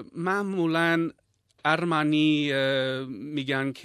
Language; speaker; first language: Persian; non-native, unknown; English